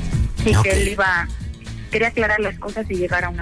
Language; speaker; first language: Spanish; native; Spanish